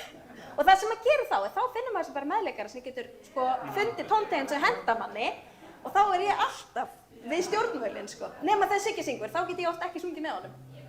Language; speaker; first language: Icelandic; native; Icelandic